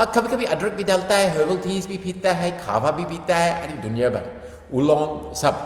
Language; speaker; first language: Hindi; non-native, fluent; English